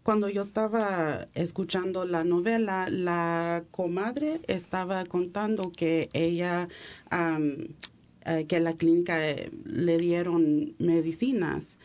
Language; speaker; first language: Spanish; early bilingual, heritage; English